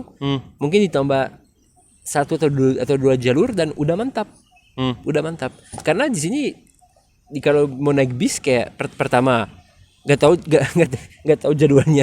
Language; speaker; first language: Indonesian; non-native, fluent; French